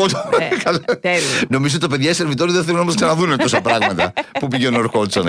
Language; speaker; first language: Greek; native; Greek